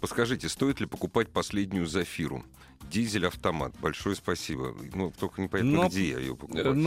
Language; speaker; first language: Russian; native; Russian